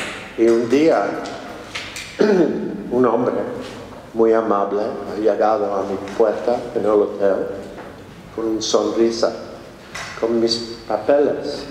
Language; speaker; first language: Spanish; non-native, fluent; English